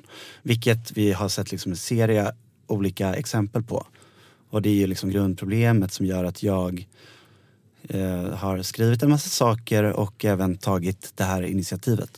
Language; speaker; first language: Swedish; native; Swedish